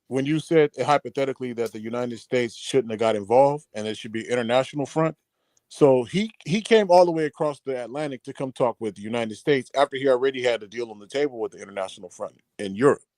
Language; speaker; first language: English; native; English